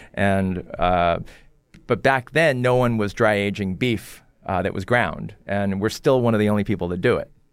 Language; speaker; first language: English; early bilingual, other home language; Korean